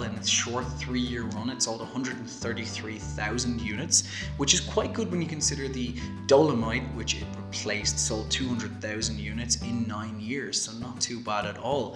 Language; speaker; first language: English; native; English